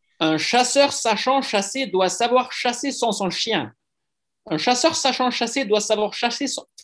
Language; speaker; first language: French; non-native, fluent; Swedish